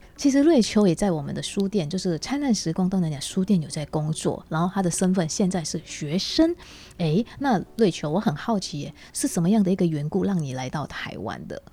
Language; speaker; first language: Chinese; native; Chinese